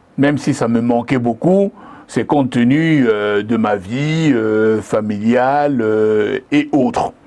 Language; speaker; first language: French; non-native, local second language; Lingala